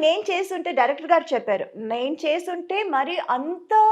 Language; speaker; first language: Telugu; non-native, local second language; Tamil